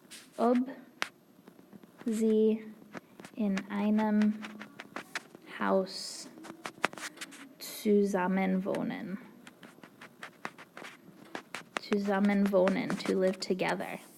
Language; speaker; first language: German; non-native, fluent; English